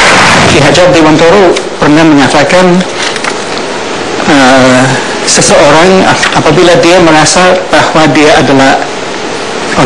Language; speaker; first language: Indonesian; non-native, fluent; English